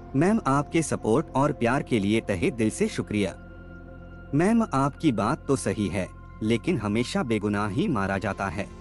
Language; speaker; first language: Hindi; native; Hindi